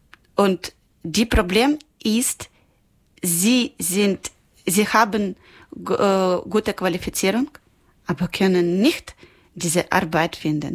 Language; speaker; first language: German; non-native, learner; Ukrainian